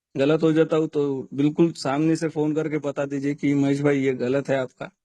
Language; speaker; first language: Hindi; non-native, local second language; Marathi